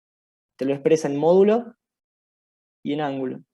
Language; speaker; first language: Spanish; native; Spanish